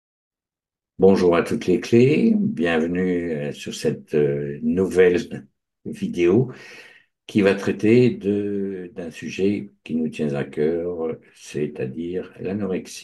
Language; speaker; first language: French; native; French